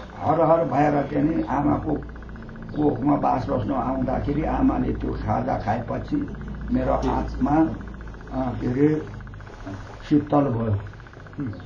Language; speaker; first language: Nepali; non-native, local second language; Limbu